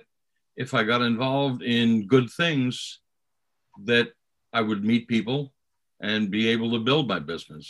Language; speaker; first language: English; native; English